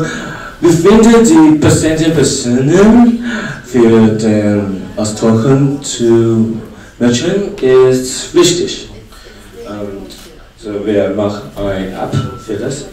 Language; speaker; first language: German; non-native, learner; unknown